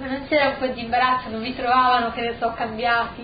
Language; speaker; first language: Italian; native; Italian